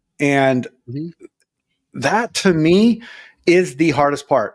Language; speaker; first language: English; native; English